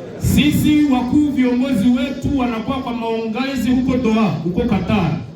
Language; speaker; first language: Swahili; non-native, local second language; Kinyarwanda